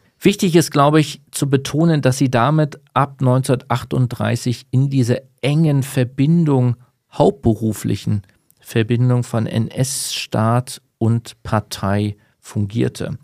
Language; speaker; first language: German; native; German